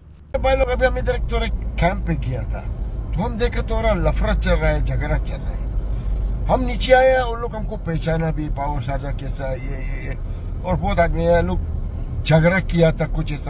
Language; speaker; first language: Hindi; non-native, learner; Arabic